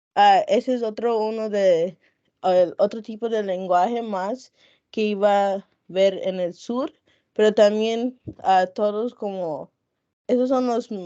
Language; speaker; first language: Spanish; non-native, local second language; English